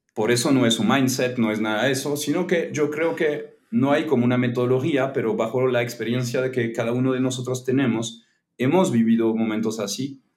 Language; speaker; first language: Spanish; non-native, fluent; French